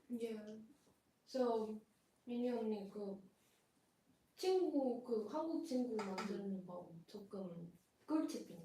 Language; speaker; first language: Korean; non-native, learner; Cantonese